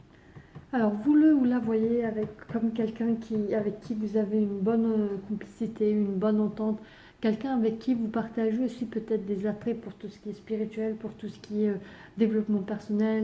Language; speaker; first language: French; native; French